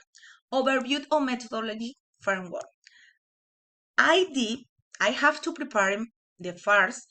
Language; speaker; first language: English; non-native, learner; Spanish